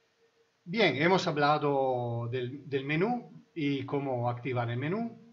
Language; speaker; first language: Spanish; non-native, fluent; Italian